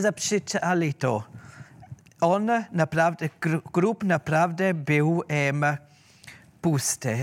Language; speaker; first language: Polish; non-native, learner; German